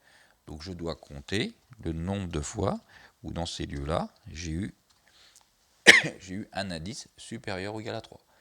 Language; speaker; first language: French; native; French